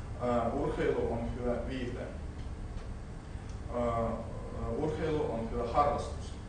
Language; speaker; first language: Finnish; non-native, learner; Russian